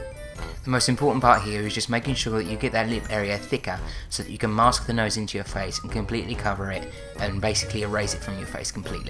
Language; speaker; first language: English; native; English